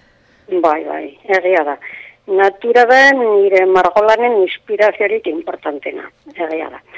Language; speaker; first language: Basque; non-native, local second language; Spanish